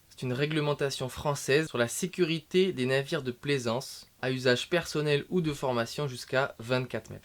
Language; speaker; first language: French; native; French